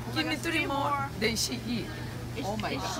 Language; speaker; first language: English; non-native, learner; Korean